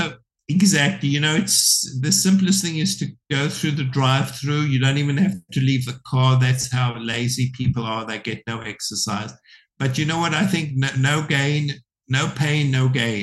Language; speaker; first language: English; native; English